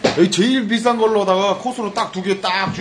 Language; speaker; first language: Korean; native; Korean